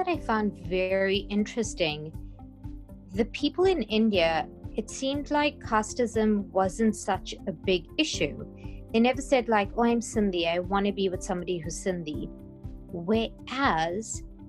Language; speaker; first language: English; native; English